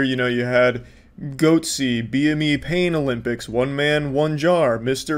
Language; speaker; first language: English; native; English